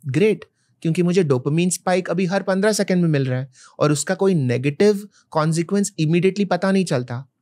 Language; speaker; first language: Hindi; non-native, local second language; Malayalam